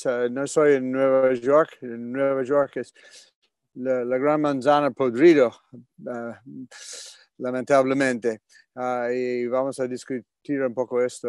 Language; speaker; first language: Spanish; non-native, fluent; English